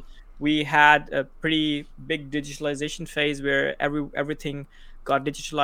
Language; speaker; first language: English; non-native, local second language; Urdu